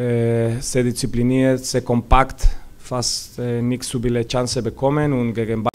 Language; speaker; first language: German; non-native, learner; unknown